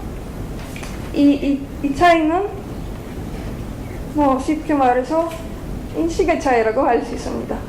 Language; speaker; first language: Korean; non-native, fluent; Bulgarian